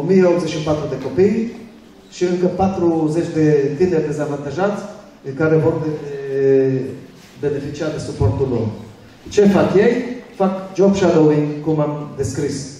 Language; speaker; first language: Romanian; early bilingual, other home language; Hebrew